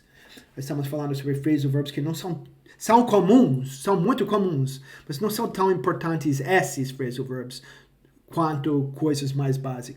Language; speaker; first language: Portuguese; non-native, fluent; English